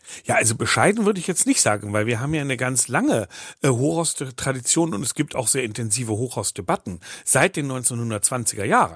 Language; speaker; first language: German; native; German